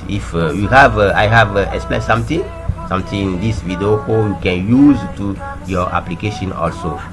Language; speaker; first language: English; non-native, learner; French